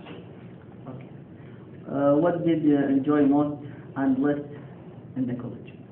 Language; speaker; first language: English; non-native, learner; Arabic